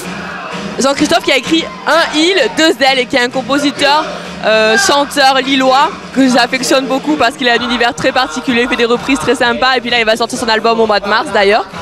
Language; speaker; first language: French; native; French